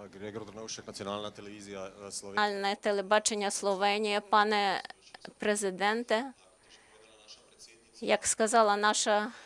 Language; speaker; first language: Ukrainian; non-native, learner; Slovenian